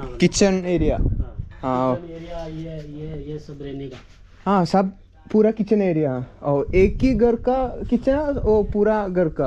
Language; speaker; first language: Hindi; non-native, learner; Malayalam